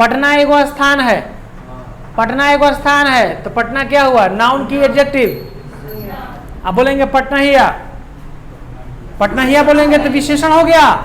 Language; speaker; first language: Hindi; non-native, local second language; Bhojpuri